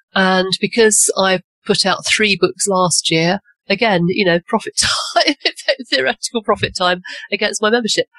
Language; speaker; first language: English; native; English